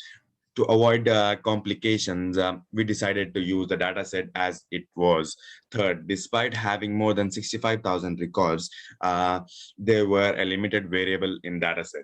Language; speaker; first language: English; non-native, local second language; Urdu